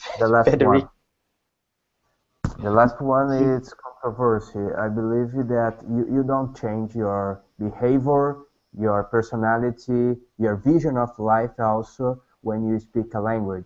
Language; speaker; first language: English; non-native, learner; Portuguese